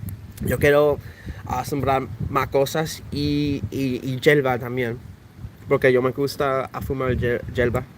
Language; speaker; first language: Spanish; early bilingual, heritage; English